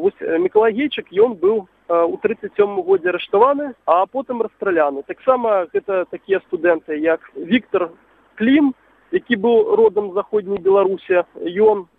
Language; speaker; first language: Belarusian; native; Belarusian